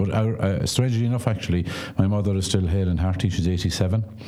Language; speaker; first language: English; non-native, local second language; Irish